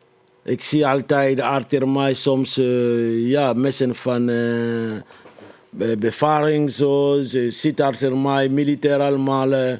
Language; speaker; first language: Dutch; non-native, fluent; Lingala